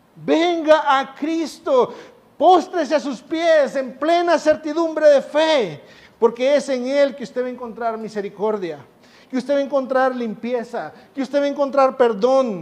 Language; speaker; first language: Spanish; native; Spanish